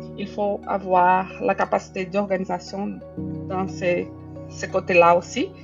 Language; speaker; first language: French; non-native, fluent; Portuguese